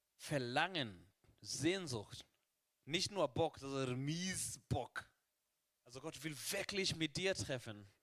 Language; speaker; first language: German; non-native, fluent; Swahili